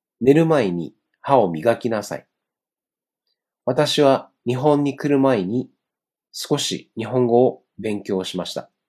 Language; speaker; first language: Japanese; non-native, fluent; Chinese